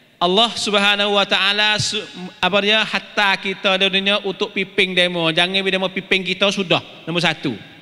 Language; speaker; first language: Malay; native; Malay